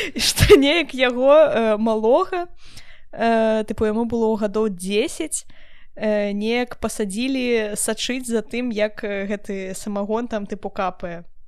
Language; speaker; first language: Belarusian; non-native, local second language; Russian